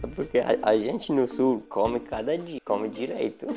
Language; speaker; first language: Portuguese; non-native, learner; Italian